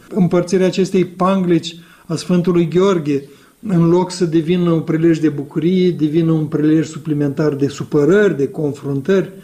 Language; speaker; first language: Romanian; native; Romanian